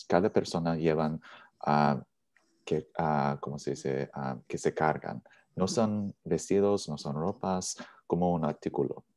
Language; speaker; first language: Spanish; non-native, learner; English